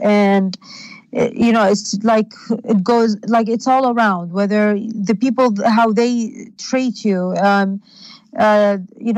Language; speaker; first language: English; non-native, fluent; Arabic